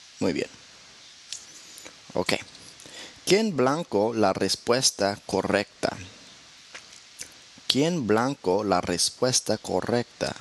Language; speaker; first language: Spanish; non-native, fluent; English